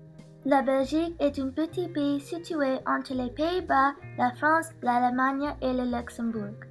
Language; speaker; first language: French; non-native, learner; English